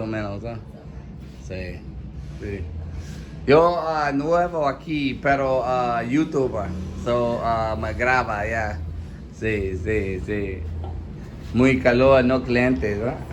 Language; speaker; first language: Spanish; non-native, learner; English